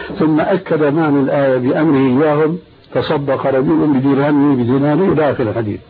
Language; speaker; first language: Arabic; early bilingual, other home language; Albanian